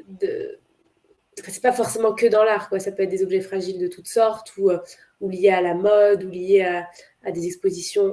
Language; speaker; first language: French; native; French